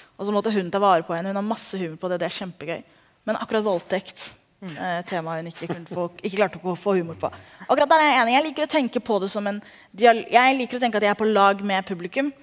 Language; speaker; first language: Norwegian; early bilingual, other home language; Somali